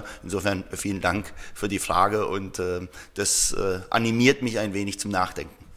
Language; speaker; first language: German; native; German